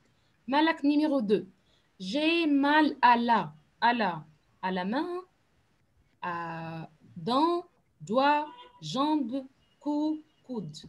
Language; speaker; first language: French; non-native, fluent; Arabic